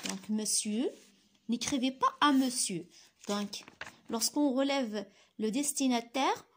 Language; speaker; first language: French; non-native, local second language; Arabic